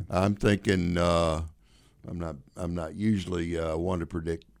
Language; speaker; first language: English; native; English